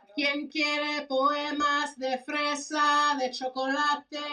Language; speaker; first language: Spanish; early bilingual, heritage; Spanish